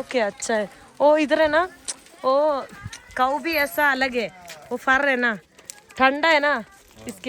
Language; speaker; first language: Hindi; non-native, learner; Malayalam